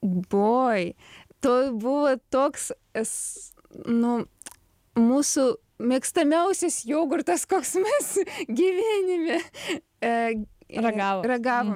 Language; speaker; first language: Lithuanian; non-native, learner; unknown